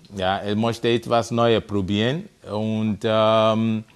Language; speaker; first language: German; non-native, fluent; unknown